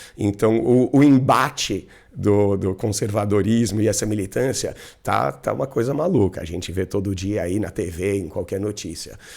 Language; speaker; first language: Portuguese; non-native, fluent; English